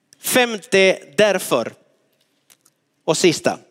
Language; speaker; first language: Swedish; non-native, fluent; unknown